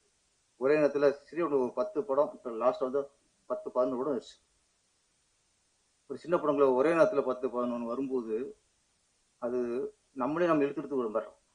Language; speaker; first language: Tamil; native; Tamil